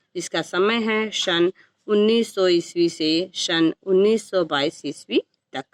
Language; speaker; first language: Hindi; native; Hindi